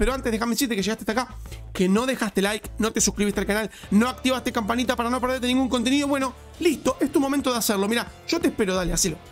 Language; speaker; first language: Spanish; native; Spanish